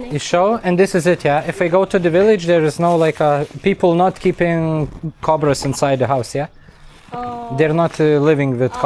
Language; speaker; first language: English; non-native, learner; Lithuanian